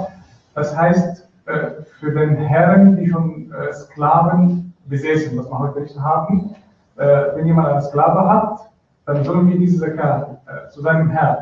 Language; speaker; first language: German; non-native, fluent; Arabic